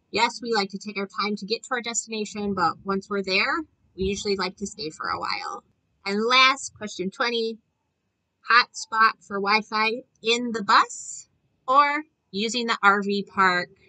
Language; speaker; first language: English; native; English